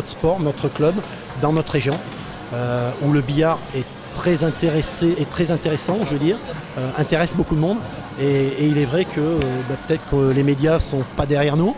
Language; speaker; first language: French; native; French